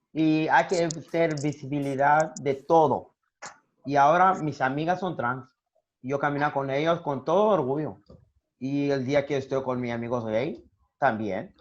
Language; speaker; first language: Spanish; non-native, learner; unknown